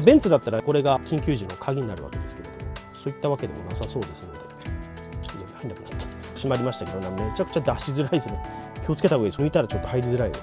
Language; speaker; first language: Japanese; native; Japanese